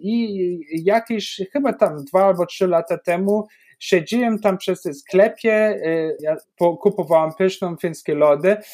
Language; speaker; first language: Polish; non-native, fluent; German